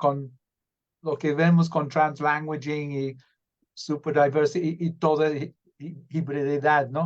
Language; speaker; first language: Spanish; non-native, fluent; English